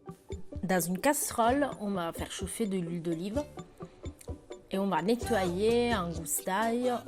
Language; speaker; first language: French; non-native, fluent; Italian